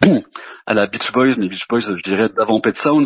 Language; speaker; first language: French; native; French